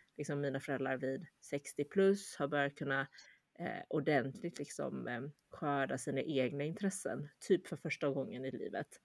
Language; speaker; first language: Swedish; early bilingual, other home language; Chinese